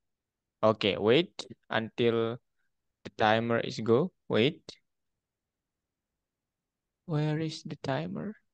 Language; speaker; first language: English; non-native, fluent; Indonesian